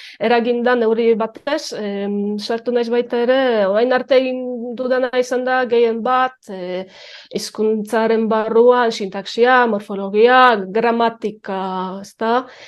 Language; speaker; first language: Basque; non-native, fluent; Polish